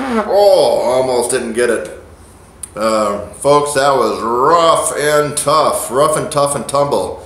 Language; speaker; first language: English; native; English